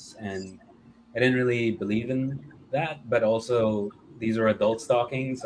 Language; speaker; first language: English; non-native, local second language; Filipino